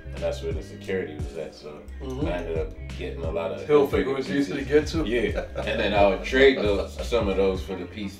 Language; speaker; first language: English; native; English